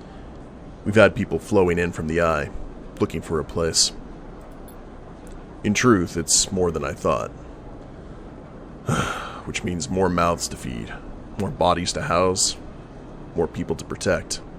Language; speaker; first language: English; native; English